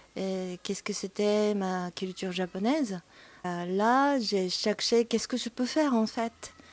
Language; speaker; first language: French; non-native, fluent; Japanese